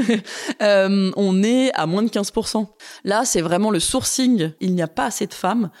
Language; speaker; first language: French; native; French